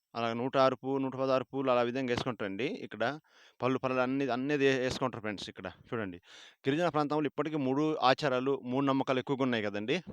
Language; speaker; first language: Telugu; native; Telugu